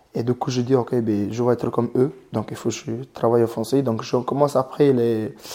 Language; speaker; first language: French; non-native, fluent; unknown